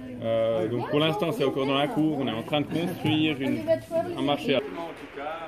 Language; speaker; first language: French; native; French